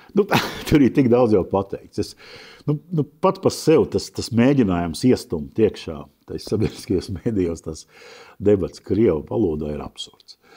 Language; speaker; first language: Latvian; native; Latvian